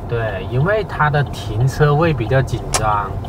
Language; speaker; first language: Chinese; native; Chinese